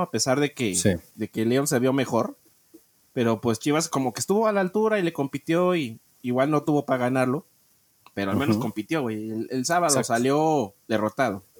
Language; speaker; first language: Spanish; native; Spanish